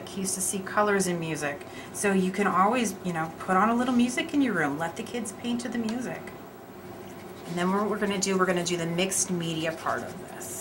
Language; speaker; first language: English; native; English